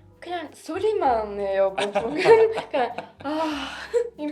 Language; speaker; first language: Korean; non-native, learner; French